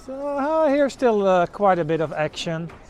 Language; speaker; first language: English; non-native, fluent; Dutch